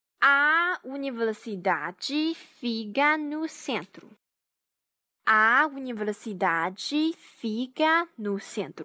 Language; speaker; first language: Portuguese; non-native, fluent; Chinese